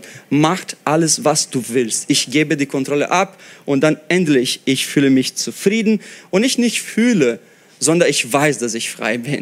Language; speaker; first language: German; non-native, fluent; Portuguese